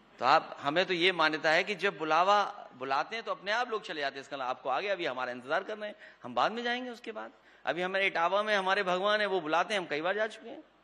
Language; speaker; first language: Hindi; native; Hindi